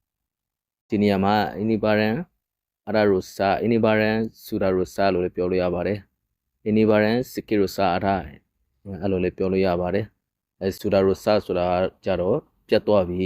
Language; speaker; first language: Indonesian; non-native, fluent; Burmese